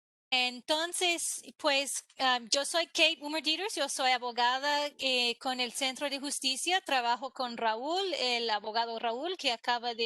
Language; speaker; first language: Spanish; non-native, fluent; English